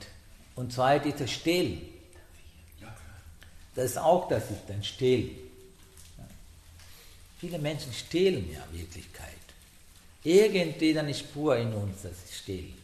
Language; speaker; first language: German; non-native, learner; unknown